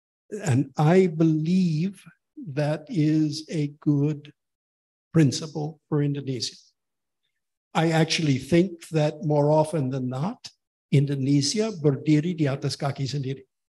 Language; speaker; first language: English; native; English